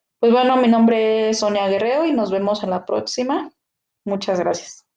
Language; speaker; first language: Spanish; native; Spanish